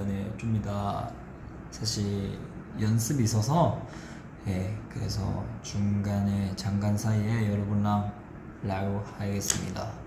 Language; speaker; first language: Korean; non-native, fluent; Chinese